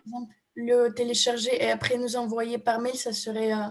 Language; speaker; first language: French; non-native, fluent; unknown